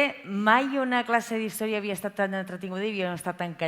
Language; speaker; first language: Catalan; native; Catalan